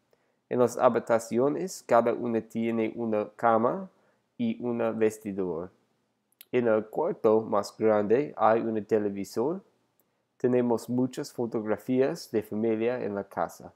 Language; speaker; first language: Spanish; non-native, learner; English